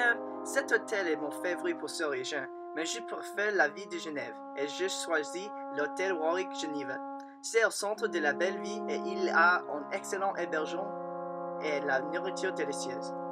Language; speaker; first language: French; non-native, learner; English